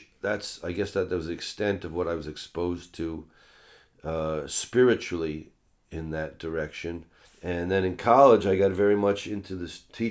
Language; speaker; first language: English; native; English